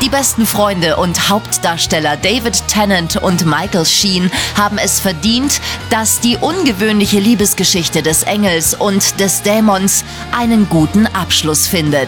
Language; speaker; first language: German; native; German